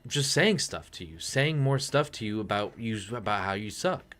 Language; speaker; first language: English; native; English